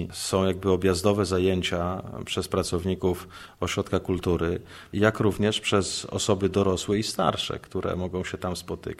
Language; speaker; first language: Polish; native; Polish